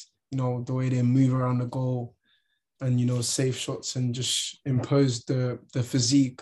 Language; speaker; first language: English; native; English